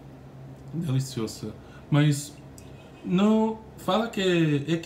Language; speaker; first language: Portuguese; non-native, learner; English